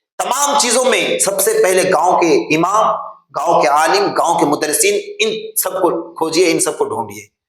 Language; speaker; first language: Urdu; non-native, local second language; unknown